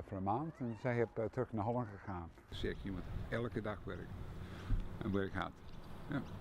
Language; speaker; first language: Dutch; early bilingual, heritage; English